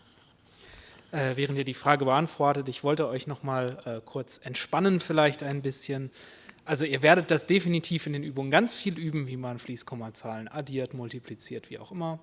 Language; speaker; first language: German; native; German